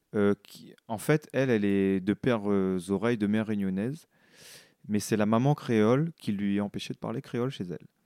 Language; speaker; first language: French; non-native, local second language; Réunion Creole French